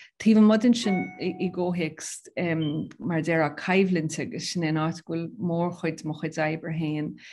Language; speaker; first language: Irish; native; Irish